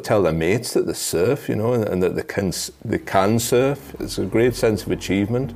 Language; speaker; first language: English; native; English